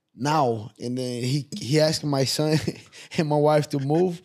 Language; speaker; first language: English; non-native, fluent; Portuguese